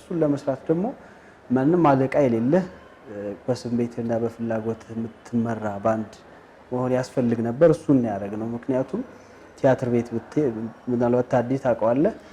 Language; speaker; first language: Amharic; native; Amharic